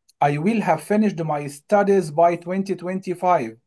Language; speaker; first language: English; non-native, fluent; Arabic